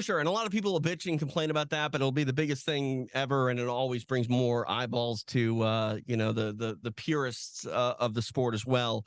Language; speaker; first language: English; native; English